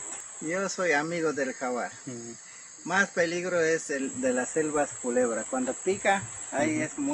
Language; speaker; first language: Spanish; non-native, local second language; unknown